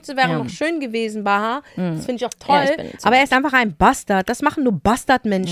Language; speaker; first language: German; native; German